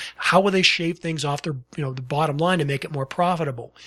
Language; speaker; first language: English; native; English